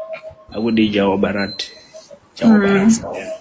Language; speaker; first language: Indonesian; non-native, fluent; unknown